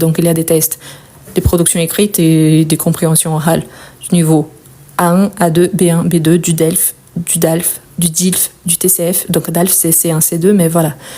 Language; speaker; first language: French; non-native, fluent; Portuguese